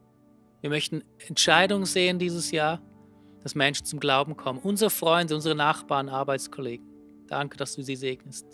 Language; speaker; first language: German; native; German